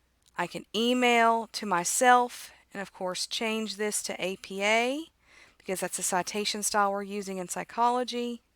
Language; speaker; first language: English; native; English